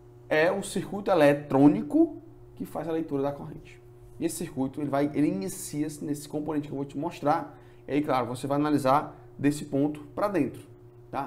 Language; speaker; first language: Portuguese; native; Portuguese